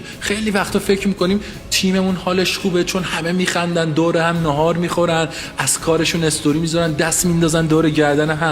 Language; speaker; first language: Persian; native; Persian